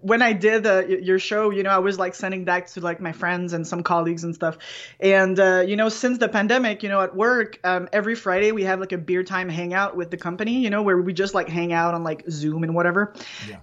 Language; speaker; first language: English; non-native, fluent; French